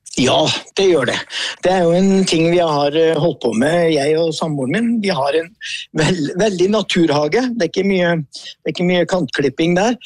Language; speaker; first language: Norwegian; native; Norwegian